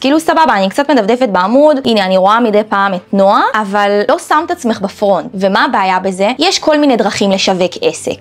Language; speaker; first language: Hebrew; native; Hebrew